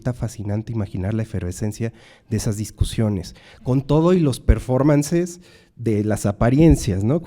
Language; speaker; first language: Spanish; native; Spanish